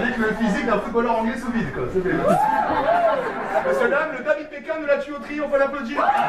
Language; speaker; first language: French; native; French